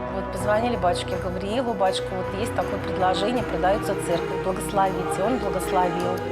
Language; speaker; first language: Russian; native; Russian